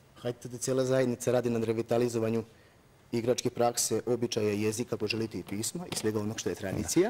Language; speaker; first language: Serbian; native; Serbian